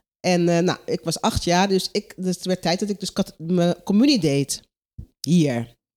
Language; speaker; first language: Dutch; non-native, local second language; Papiamento